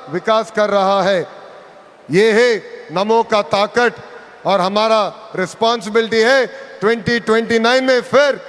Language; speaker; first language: Hindi; non-native, local second language; Telugu